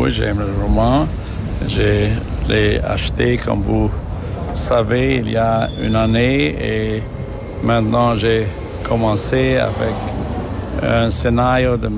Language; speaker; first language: French; non-native, fluent; German